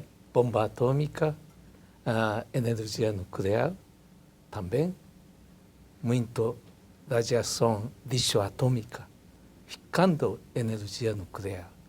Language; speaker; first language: Portuguese; non-native, learner; Japanese